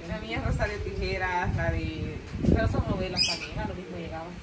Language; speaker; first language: Spanish; native; Spanish